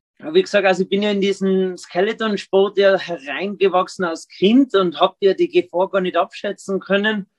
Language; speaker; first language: German; native; German